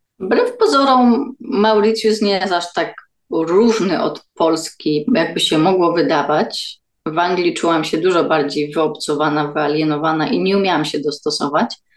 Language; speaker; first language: Polish; native; Polish